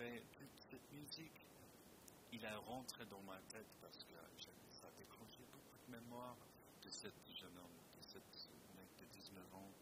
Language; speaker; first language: French; non-native, fluent; English